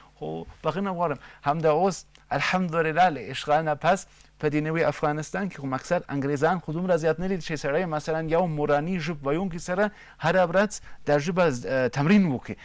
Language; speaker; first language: Pashto; non-native, fluent; German